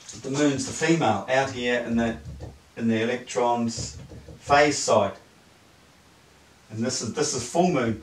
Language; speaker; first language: English; native; English